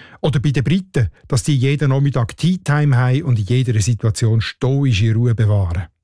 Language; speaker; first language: German; native; German